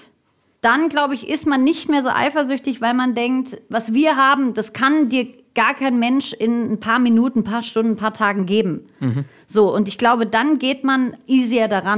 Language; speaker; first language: German; native; German